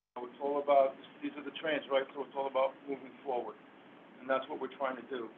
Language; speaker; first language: English; native; English